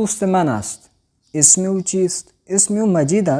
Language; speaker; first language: Persian; non-native, learner; Urdu